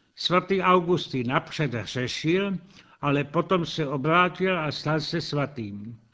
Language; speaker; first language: Czech; native; Czech